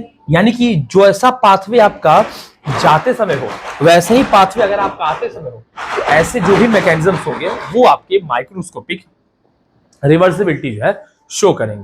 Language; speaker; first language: Hindi; native; Hindi